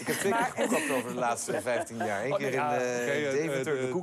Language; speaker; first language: Dutch; native; Dutch